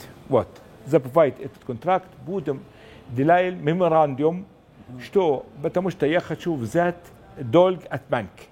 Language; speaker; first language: Russian; non-native, learner; Arabic